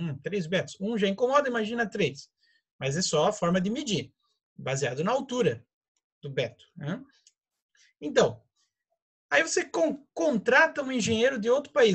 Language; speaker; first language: Portuguese; native; Portuguese